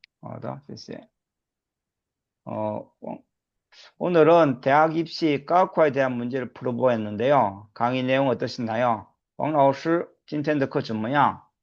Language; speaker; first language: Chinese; non-native, learner; Korean